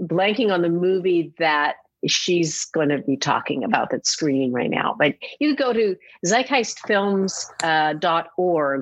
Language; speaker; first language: English; native; English